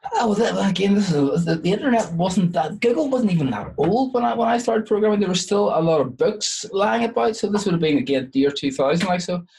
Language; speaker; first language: English; native; English